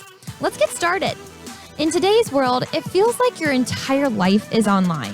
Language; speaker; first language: English; native; English